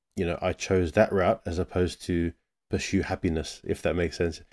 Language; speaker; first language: English; native; English